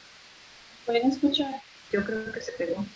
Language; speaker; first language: Spanish; native; Spanish